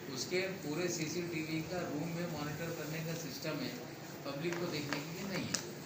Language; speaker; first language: Hindi; non-native, local second language; Marathi